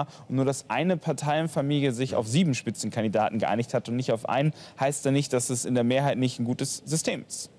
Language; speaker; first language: German; native; German